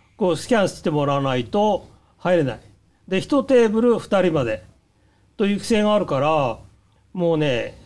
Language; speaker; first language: Japanese; early bilingual, heritage; Japanese